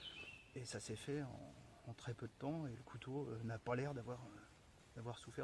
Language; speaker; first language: French; native; French